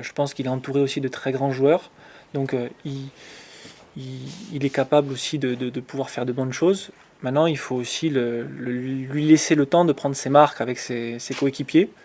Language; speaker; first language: French; native; French